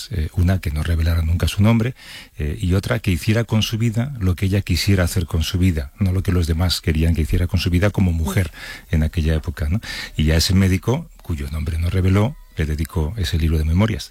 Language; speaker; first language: Spanish; native; Spanish